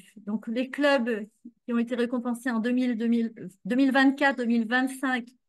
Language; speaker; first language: French; native; French